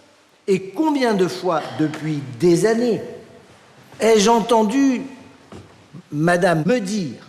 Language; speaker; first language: French; native; French